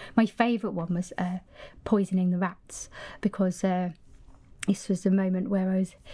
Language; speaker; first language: English; native; English